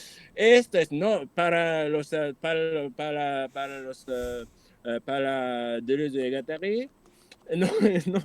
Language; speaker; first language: Spanish; non-native, fluent; Japanese